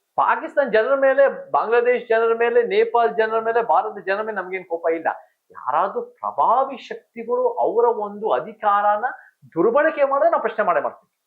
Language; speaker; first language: Kannada; early bilingual, heritage; Kannada